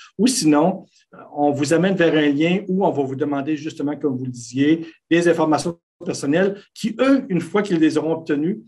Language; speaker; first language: French; native; French